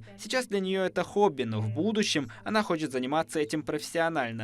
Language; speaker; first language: Russian; native; Russian